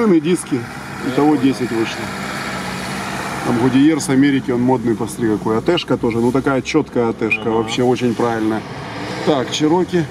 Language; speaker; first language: Russian; native; Russian